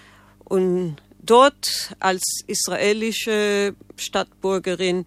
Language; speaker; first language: German; non-native, fluent; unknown